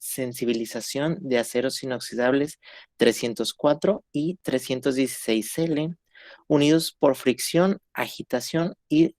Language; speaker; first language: Spanish; native; Spanish